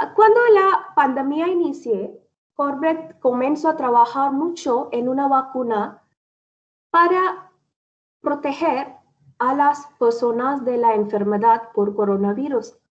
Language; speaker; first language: Spanish; non-native, learner; Malayalam